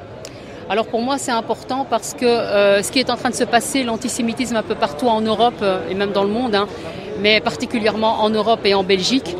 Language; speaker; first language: French; native; French